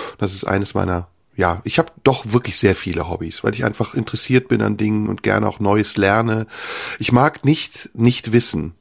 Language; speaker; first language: German; early bilingual, other home language; Turkish